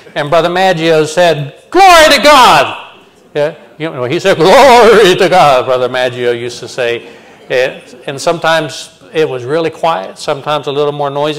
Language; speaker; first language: English; native; English